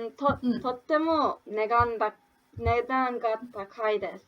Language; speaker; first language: Japanese; non-native, learner; English